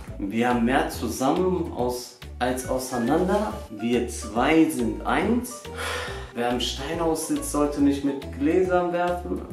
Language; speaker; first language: German; early bilingual, other home language; Albanian